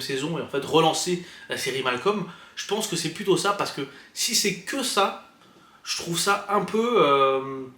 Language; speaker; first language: French; native; French